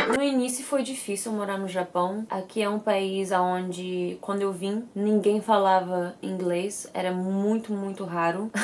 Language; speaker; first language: Portuguese; early bilingual, heritage; English